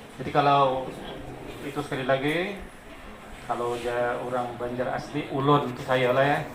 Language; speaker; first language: Malay; non-native, local second language; Banjar